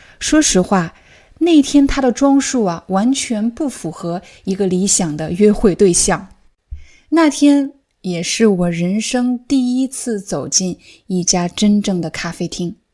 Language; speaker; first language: Chinese; native; Chinese